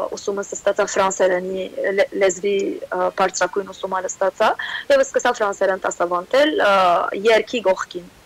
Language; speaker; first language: Armenian; early bilingual, heritage; Armenian